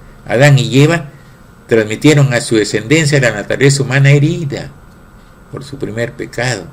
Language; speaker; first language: Spanish; native; Spanish